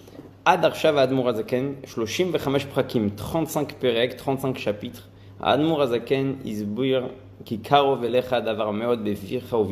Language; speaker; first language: Hebrew; non-native, fluent; French